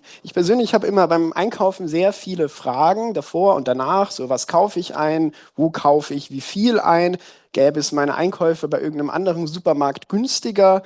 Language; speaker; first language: German; native; German